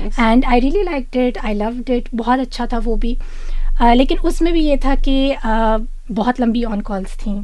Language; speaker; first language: Urdu; native; Urdu